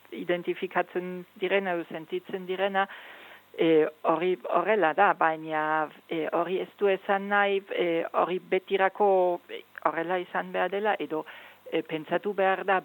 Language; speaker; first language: Basque; non-native, fluent; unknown